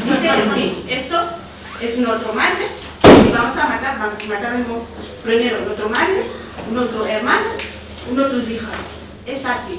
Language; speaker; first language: Spanish; non-native, learner; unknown